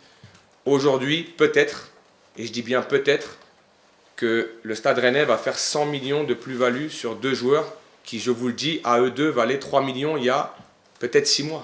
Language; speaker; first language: French; native; French